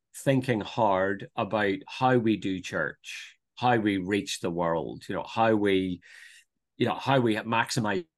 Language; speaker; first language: English; native; English